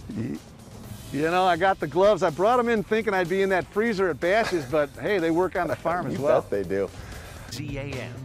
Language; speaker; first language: English; native; English